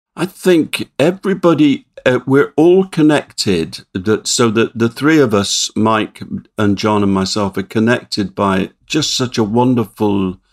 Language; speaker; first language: English; native; English